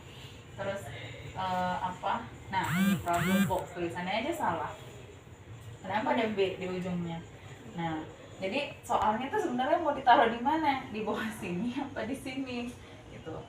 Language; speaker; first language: Indonesian; native; Indonesian